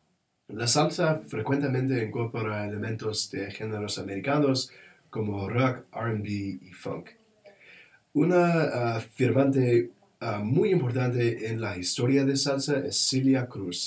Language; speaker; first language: Spanish; non-native, learner; English